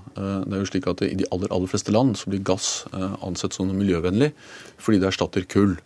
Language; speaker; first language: Norwegian; native; Norwegian